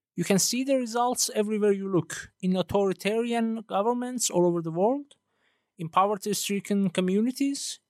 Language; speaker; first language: English; non-native, fluent; Persian